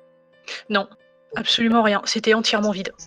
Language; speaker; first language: French; native; French